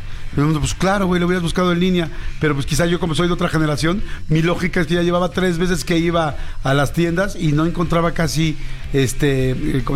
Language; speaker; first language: Spanish; native; Spanish